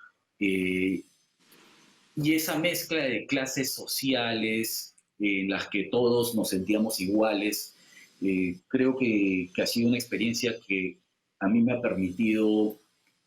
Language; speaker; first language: Spanish; native; Spanish